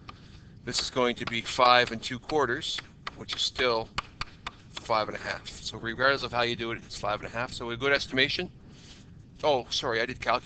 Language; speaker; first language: English; native; English